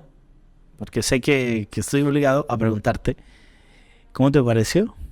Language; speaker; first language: Spanish; native; Spanish